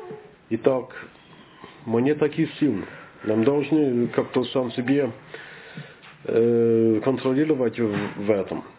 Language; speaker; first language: Russian; non-native, learner; English